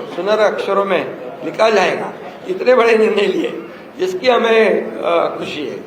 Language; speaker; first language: Hindi; non-native, local second language; Marathi